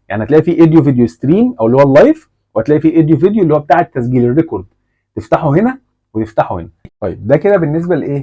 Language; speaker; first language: Arabic; native; Arabic